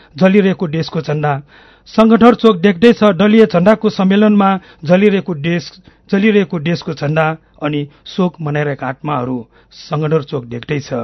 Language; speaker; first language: Nepali; non-native, local second language; Newari